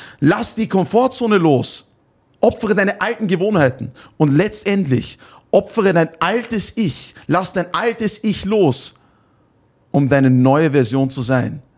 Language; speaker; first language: German; native; German